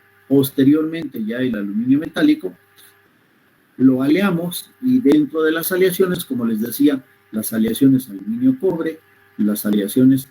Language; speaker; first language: Spanish; native; Spanish